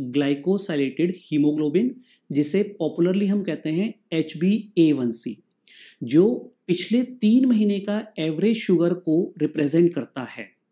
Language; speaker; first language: Hindi; native; Hindi